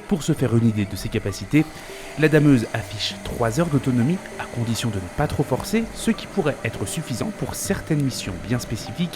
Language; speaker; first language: French; native; French